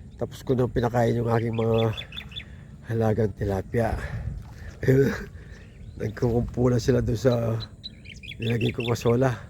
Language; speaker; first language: Filipino; non-native, local second language; Pampanga